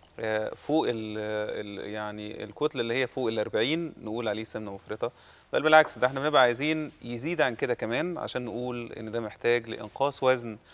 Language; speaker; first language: Arabic; native; Arabic